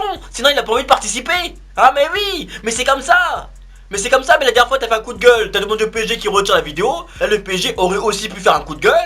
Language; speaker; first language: French; native; French